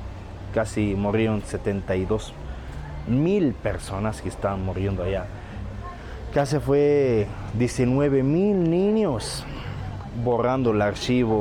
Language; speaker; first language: Spanish; non-native, learner; Arabic